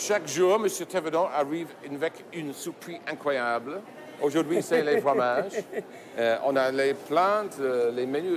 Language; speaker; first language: French; non-native, fluent; English